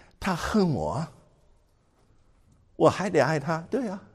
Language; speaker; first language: Chinese; non-native, fluent; English